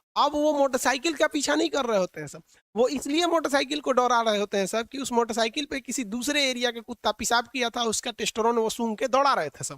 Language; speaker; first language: Hindi; native; Hindi